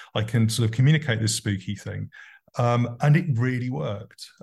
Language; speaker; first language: English; native; English